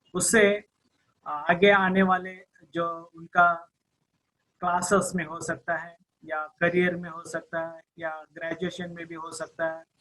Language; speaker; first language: Hindi; non-native, local second language; Marathi